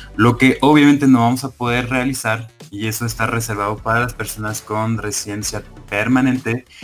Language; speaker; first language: Spanish; non-native, fluent; French